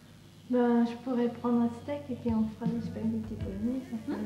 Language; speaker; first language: French; native; French